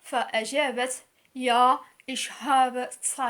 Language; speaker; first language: German; non-native, learner; Arabic